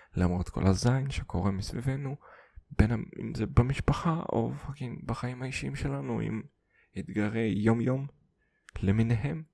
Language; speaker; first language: Hebrew; non-native, fluent; Russian